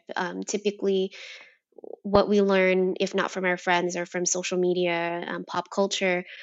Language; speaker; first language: English; native; English